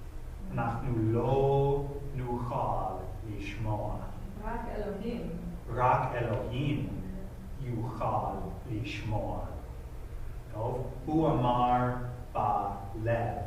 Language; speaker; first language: Hebrew; non-native, fluent; English